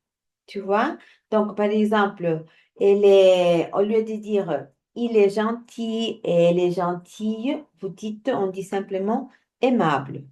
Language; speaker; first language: French; non-native, fluent; Spanish